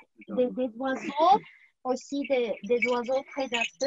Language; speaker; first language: French; non-native, fluent; Tuvinian